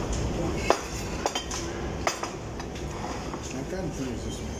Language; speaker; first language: English; non-native, learner; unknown